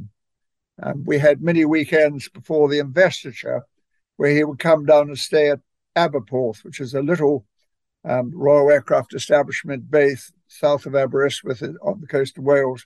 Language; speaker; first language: English; native; English